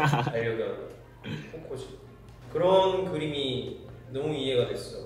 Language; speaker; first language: Korean; native; Korean